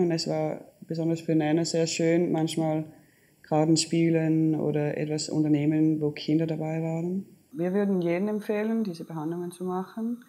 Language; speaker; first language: German; non-native, fluent; Danish